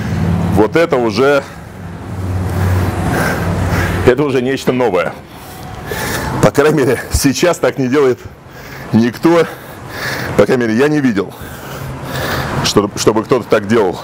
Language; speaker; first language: Russian; native; Russian